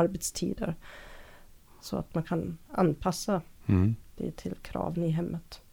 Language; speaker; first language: Swedish; non-native, fluent; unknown